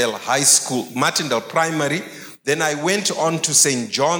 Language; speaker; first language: English; non-native, local second language; Shona